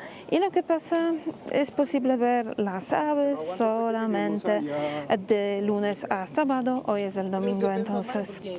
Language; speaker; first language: Spanish; non-native, fluent; Polish